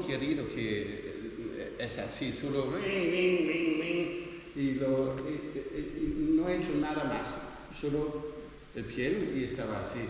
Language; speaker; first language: Spanish; non-native, learner; Dutch